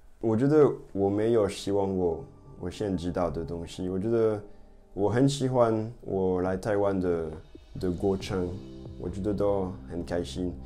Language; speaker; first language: Chinese; non-native, fluent; French